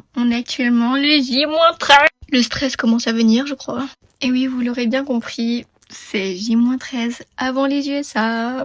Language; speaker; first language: French; native; French